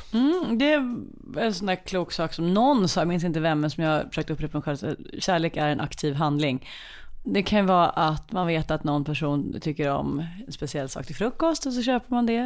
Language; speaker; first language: Swedish; native; Swedish